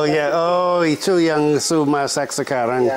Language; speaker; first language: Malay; non-native, learner; English